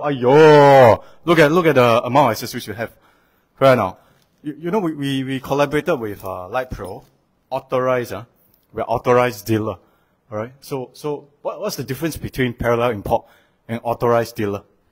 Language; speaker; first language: English; non-native, local second language; Chinese